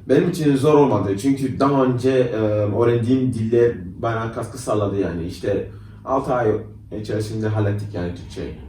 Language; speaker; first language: Turkish; non-native, fluent; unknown